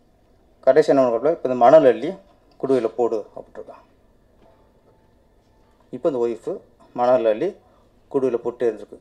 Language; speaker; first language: Tamil; native; Tamil